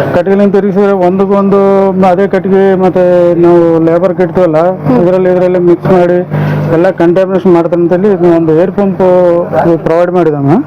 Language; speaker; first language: Kannada; non-native, local second language; Telugu